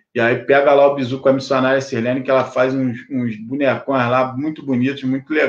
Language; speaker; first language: Portuguese; native; Portuguese